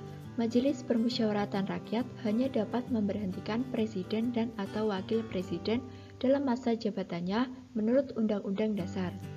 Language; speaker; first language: Indonesian; native; Indonesian